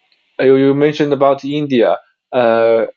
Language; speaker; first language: English; non-native, learner; Chinese